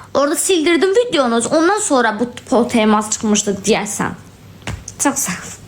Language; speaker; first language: Azerbaijani; non-native, local second language; Talysh